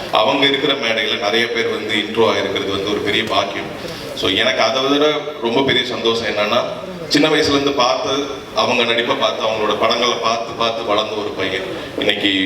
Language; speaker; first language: Tamil; native; Tamil